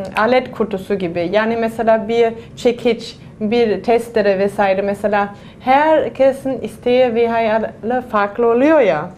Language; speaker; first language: Turkish; non-native, fluent; German